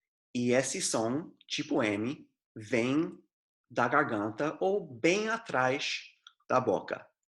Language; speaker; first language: Portuguese; non-native, fluent; English